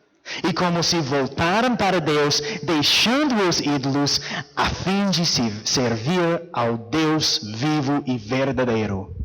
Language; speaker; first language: Portuguese; non-native, fluent; English